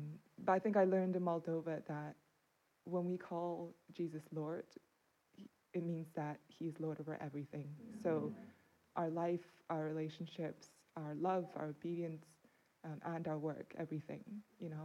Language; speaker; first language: English; non-native, local second language; Cantonese